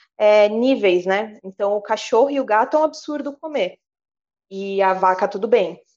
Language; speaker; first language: Portuguese; native; Portuguese